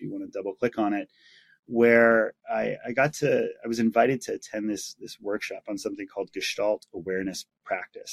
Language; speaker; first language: English; native; English